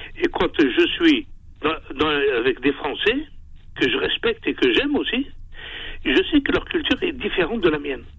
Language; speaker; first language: French; non-native, local second language; Kabyle